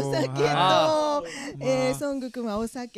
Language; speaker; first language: Japanese; native; Japanese